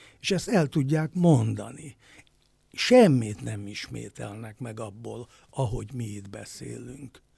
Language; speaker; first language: Hungarian; native; Hungarian